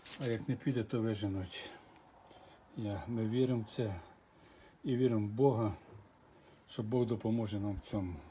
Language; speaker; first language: Ukrainian; native; Ukrainian